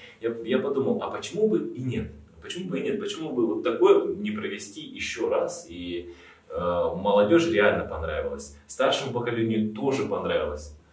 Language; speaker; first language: Russian; native; Russian